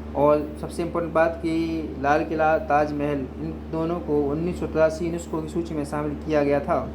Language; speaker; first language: Hindi; native; Hindi